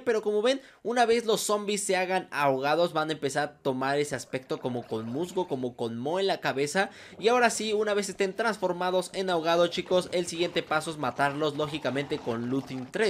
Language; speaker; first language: Spanish; native; Spanish